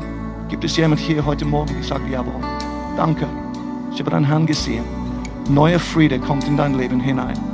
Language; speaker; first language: German; non-native, fluent; English